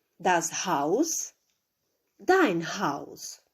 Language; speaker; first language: German; non-native, fluent; Ukrainian